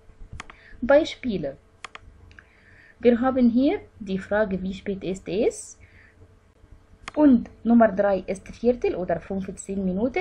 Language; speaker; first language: German; non-native, fluent; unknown